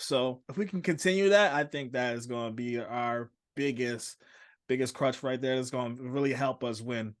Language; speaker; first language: English; native; English